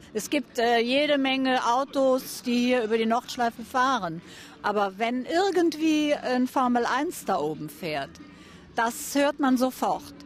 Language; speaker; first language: German; native; German